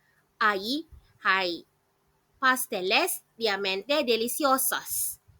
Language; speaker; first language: Spanish; non-native, learner; Malay